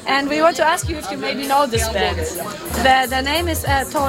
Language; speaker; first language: English; non-native, learner; German